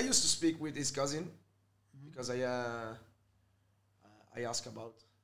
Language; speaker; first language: English; non-native, fluent; Italian